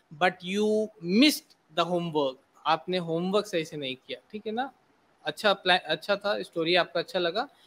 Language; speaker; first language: Hindi; native; Hindi